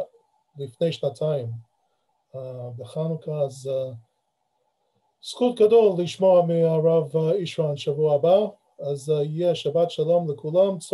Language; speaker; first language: Hebrew; non-native, fluent; English